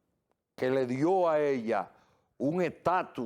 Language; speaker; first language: Spanish; native; Spanish